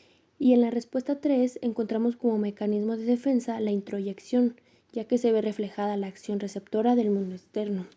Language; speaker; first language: Spanish; native; Spanish